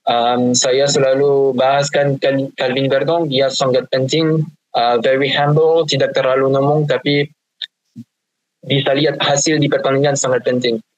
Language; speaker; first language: Indonesian; non-native, fluent; French